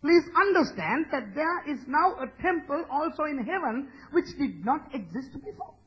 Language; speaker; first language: English; non-native, local second language; Sinhala